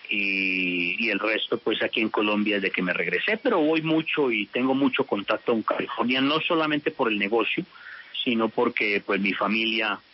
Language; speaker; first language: Spanish; early bilingual, heritage; Spanish